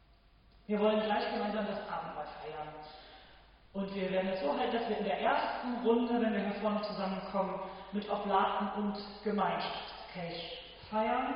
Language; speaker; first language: German; native; German